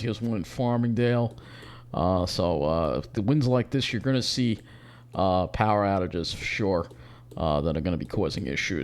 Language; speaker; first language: English; native; English